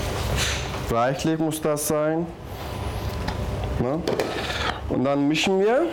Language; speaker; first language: German; non-native, learner; Turkish